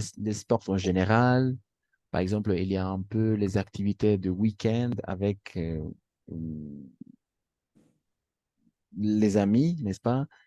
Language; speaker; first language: French; non-native, fluent; Spanish